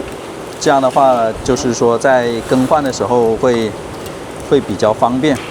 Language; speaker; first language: Chinese; native; Chinese